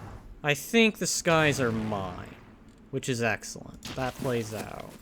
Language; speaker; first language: English; native; English